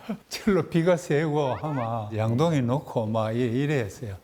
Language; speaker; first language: Korean; native; Korean